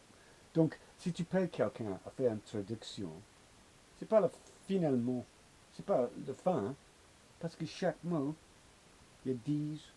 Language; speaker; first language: French; non-native, learner; English